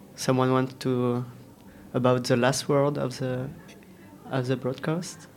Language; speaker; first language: English; non-native, learner; French